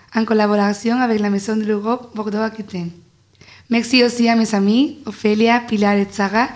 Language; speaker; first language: French; non-native, fluent; Spanish